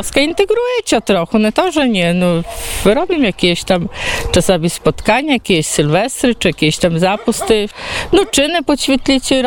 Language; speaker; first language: Polish; non-native, local second language; Ukrainian